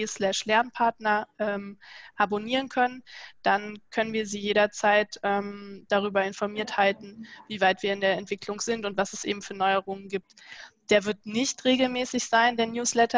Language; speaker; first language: German; native; German